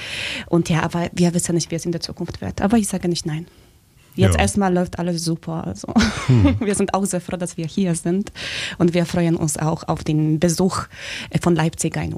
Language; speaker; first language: German; non-native, fluent; Polish